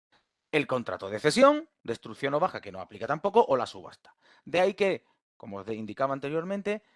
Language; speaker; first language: Spanish; native; Spanish